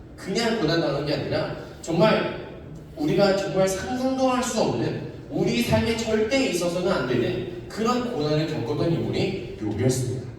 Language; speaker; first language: Korean; native; Korean